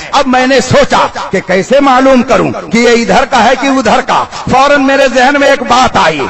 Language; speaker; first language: Urdu; native; Urdu